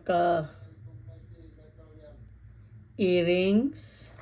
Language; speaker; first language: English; non-native, local second language; Filipino